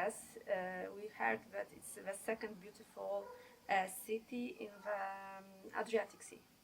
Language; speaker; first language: English; non-native, learner; Polish